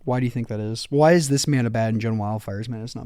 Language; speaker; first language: English; native; English